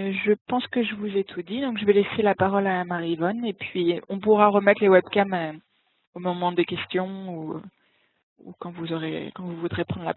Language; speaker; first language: French; native; French